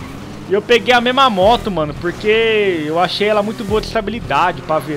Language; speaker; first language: Portuguese; native; Portuguese